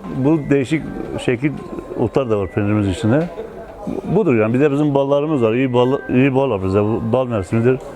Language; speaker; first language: Turkish; native; Turkish